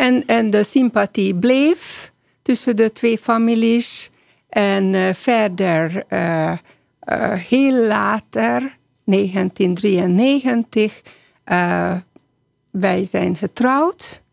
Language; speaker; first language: Dutch; non-native, fluent; Hungarian